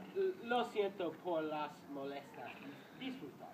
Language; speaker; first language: Spanish; non-native, learner; English